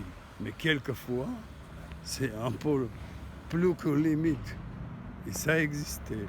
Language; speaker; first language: French; non-native, learner; Armenian